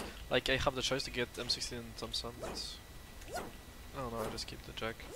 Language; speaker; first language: English; non-native, fluent; French